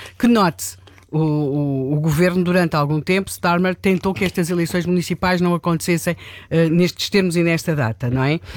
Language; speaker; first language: Portuguese; native; Portuguese